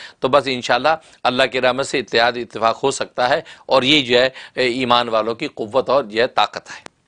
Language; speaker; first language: Urdu; non-native, local second language; Punjabi